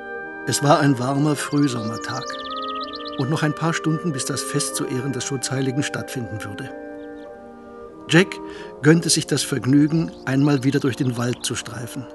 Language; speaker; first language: German; native; German